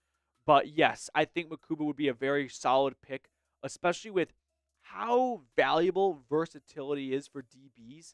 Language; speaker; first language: English; native; English